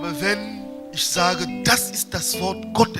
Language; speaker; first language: German; non-native, fluent; French